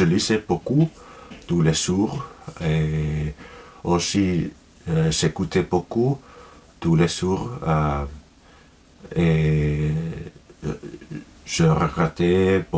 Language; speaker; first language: French; non-native, learner; Finnish